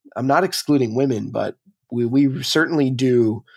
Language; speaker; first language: English; native; English